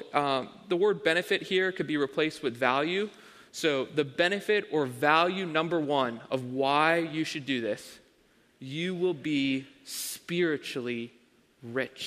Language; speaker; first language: English; native; English